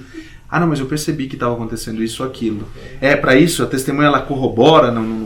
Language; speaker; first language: Portuguese; native; Portuguese